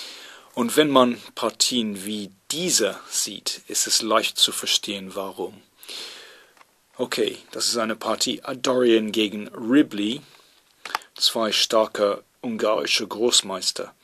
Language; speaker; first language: German; non-native, fluent; English